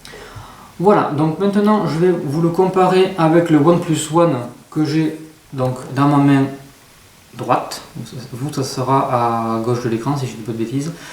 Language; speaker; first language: French; native; French